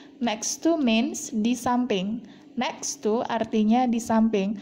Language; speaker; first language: English; non-native, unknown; Indonesian